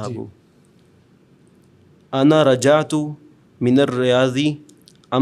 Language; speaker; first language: Arabic; non-native, learner; Urdu